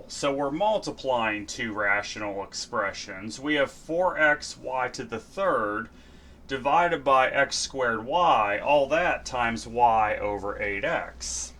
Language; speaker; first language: English; native; English